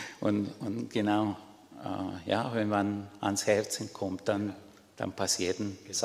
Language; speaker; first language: German; non-native, fluent; Spanish